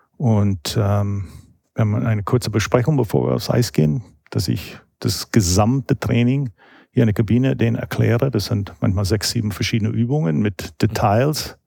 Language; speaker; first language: German; non-native, fluent; English